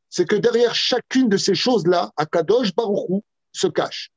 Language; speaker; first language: French; native; French